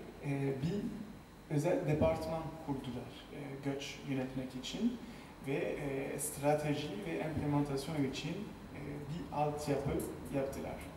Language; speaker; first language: Turkish; non-native, fluent; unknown